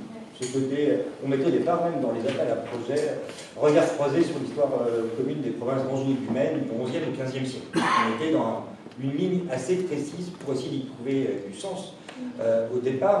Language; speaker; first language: French; native; French